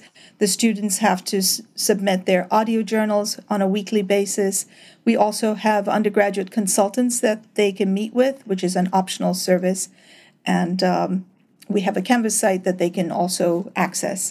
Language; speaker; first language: English; native; English